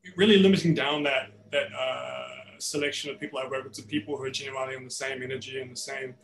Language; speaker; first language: English; native; English